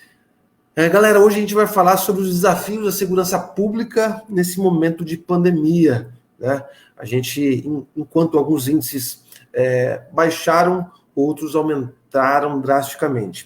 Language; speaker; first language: Portuguese; native; Portuguese